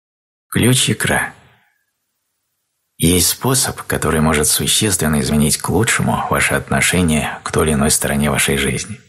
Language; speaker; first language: Russian; native; Russian